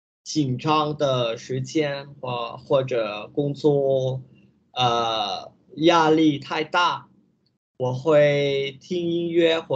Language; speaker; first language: Chinese; non-native, learner; Vietnamese